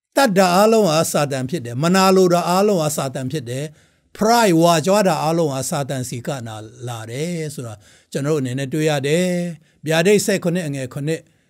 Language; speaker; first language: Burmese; non-native, local second language; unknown